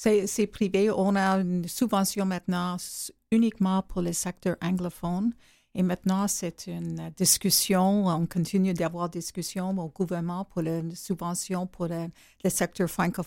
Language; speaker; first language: French; non-native, learner; English